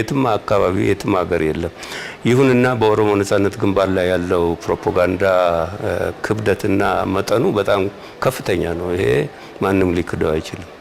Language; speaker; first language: Amharic; non-native, local second language; Oromo